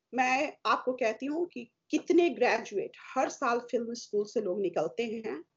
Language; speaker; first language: Hindi; native; Hindi